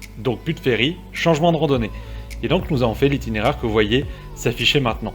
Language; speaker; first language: French; native; French